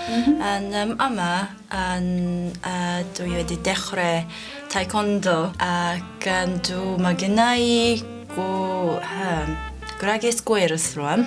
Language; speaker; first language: Welsh; non-native, learner; Japanese